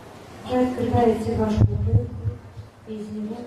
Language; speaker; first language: Russian; native; Russian